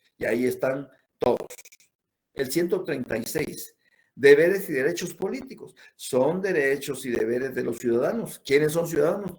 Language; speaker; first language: Spanish; native; Spanish